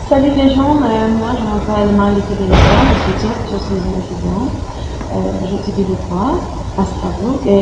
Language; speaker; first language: French; non-native, learner; Turkish